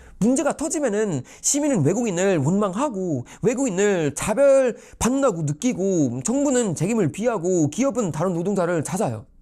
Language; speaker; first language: Korean; non-native, fluent; Swedish